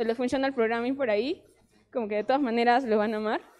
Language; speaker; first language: Spanish; native; Spanish